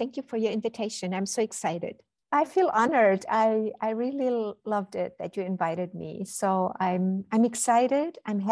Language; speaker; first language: English; non-native, fluent; German